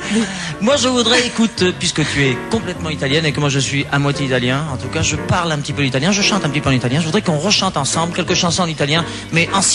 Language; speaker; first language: French; native; French